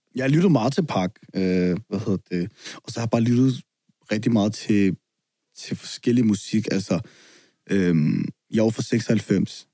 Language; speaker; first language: Danish; early bilingual, other home language; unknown